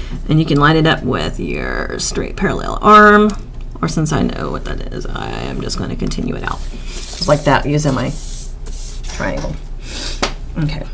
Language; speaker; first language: English; native; English